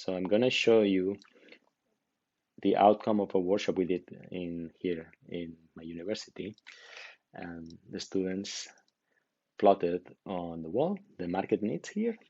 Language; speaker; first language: English; non-native, fluent; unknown